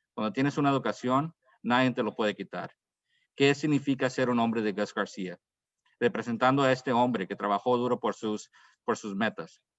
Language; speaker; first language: Spanish; early bilingual, heritage; Spanish